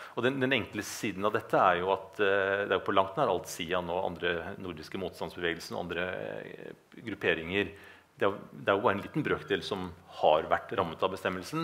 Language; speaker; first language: Norwegian; native; Norwegian